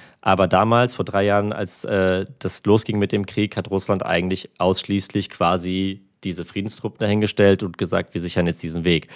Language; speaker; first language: German; early bilingual, other home language; Armenian